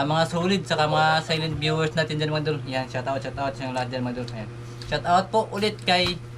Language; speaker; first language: Filipino; non-native, local second language; Cebuano